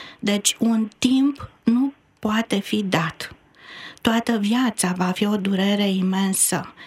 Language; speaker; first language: Romanian; native; Romanian